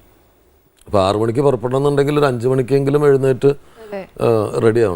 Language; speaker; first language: Malayalam; native; Malayalam